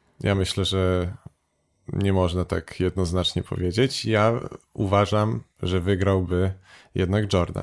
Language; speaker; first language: Polish; native; Polish